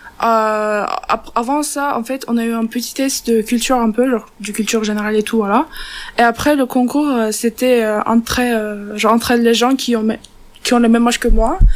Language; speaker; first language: French; non-native, learner; Turkish